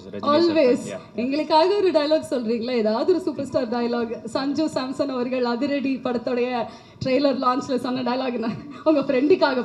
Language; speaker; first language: Tamil; native; Tamil